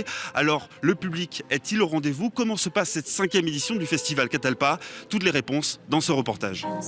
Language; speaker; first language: French; native; French